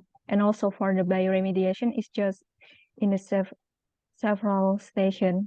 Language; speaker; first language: English; non-native, local second language; Indonesian